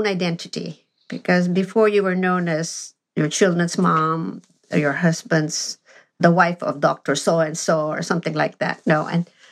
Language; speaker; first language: English; non-native, local second language; Filipino